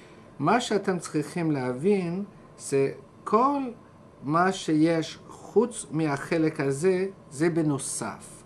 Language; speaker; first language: Hebrew; non-native, fluent; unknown